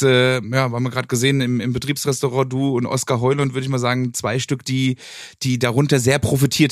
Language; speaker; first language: German; native; German